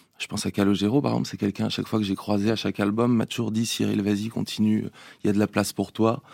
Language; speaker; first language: French; native; French